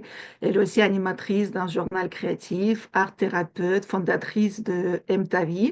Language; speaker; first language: French; non-native, fluent; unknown